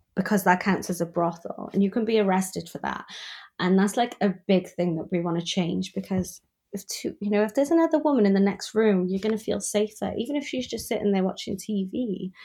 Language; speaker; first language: English; native; English